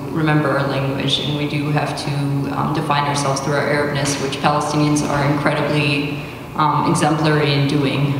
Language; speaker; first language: English; early bilingual, other home language; Arabic